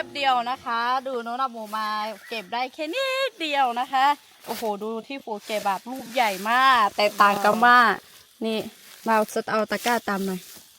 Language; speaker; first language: Thai; non-native, local second language; Lahu